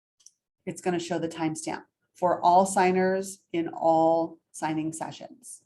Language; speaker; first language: English; native; English